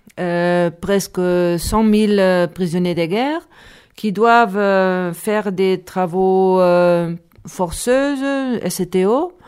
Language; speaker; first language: French; non-native, learner; Spanish